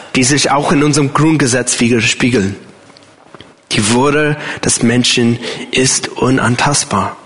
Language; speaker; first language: German; non-native, fluent; English